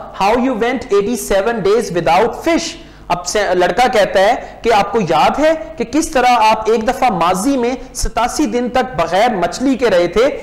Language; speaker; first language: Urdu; non-native, local second language; Punjabi